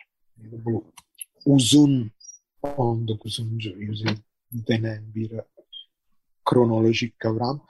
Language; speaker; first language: Turkish; non-native, fluent; Italian